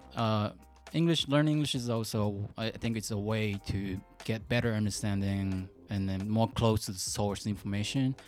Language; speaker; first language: English; non-native, fluent; Japanese